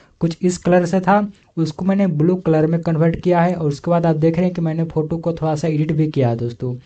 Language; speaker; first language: Hindi; native; Hindi